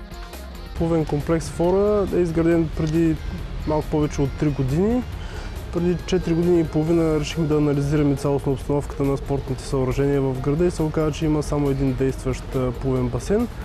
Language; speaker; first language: Bulgarian; native; Bulgarian